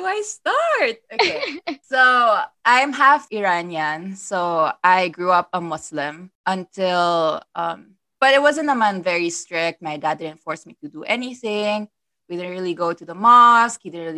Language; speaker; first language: English; non-native, local second language; Persian